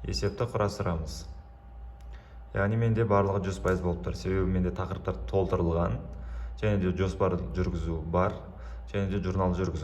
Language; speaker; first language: Kazakh; native; Kazakh